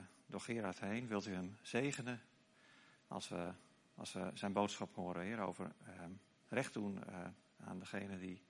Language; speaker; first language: Dutch; native; Dutch